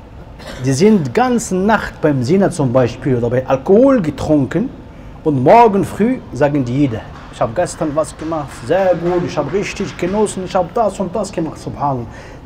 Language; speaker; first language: German; non-native, learner; Arabic